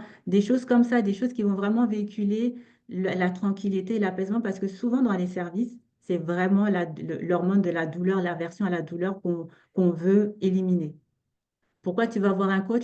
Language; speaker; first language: French; native; French